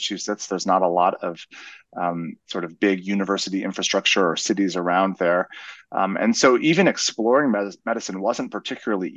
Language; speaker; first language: English; native; English